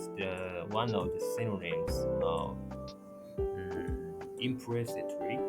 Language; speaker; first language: English; non-native, learner; Japanese